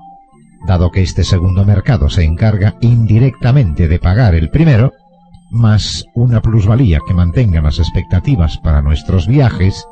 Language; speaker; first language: Spanish; native; Spanish